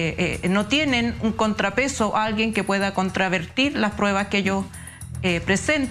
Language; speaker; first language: Spanish; native; Spanish